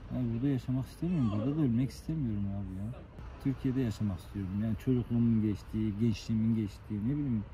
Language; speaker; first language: Turkish; non-native, local second language; Kurdish